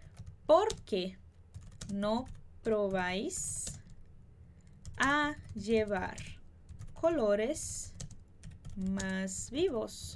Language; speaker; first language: Spanish; non-native, fluent; Portuguese